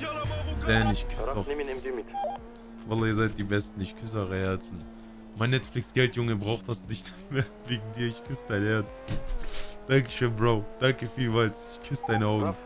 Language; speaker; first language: German; early bilingual, other home language; Turkish